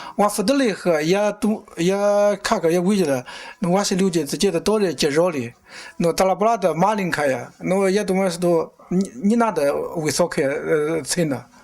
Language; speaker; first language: Russian; non-native, learner; Chinese